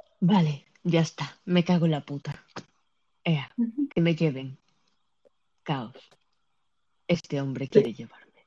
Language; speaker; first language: Spanish; native; Spanish